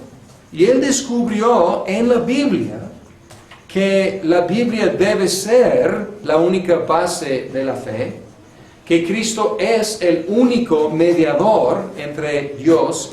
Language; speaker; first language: Spanish; non-native, fluent; English